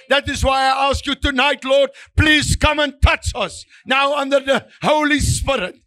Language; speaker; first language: English; non-native, learner; Afrikaans